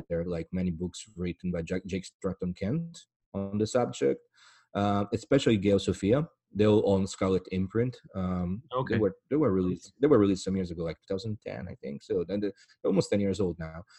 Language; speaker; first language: English; non-native, fluent; Italian